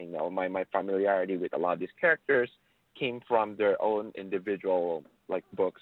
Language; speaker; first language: English; non-native, local second language; Filipino